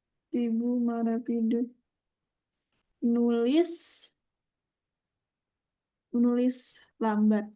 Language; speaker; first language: Indonesian; non-native, learner; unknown